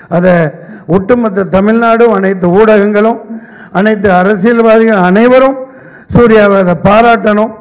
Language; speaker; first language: Tamil; native; Tamil